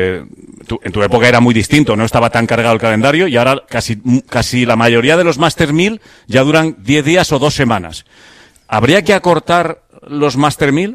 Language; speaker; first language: Spanish; native; Spanish